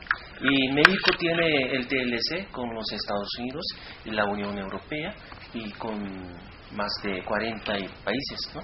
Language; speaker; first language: Spanish; non-native, fluent; Korean